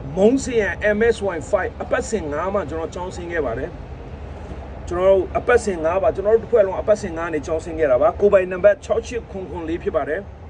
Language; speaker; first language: Burmese; non-native, local second language; Nepali